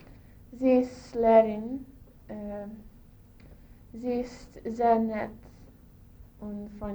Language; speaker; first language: German; non-native, learner; English